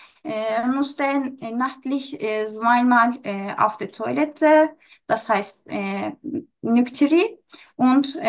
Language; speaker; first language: German; non-native, learner; Turkish